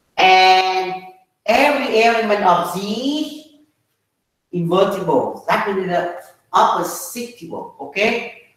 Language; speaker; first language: English; non-native, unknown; Vietnamese